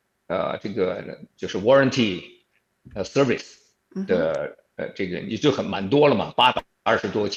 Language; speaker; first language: Chinese; native; Chinese